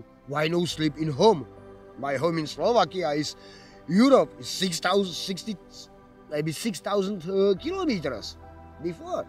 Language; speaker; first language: English; non-native, learner; Slovak